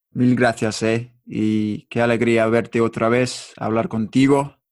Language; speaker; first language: Spanish; non-native, learner; English